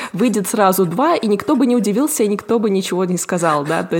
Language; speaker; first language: Russian; native; Russian